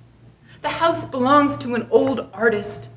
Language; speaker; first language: English; native; English